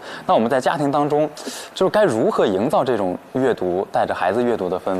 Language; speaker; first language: Chinese; native; Chinese